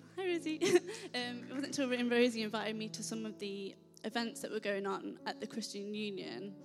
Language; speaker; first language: English; native; English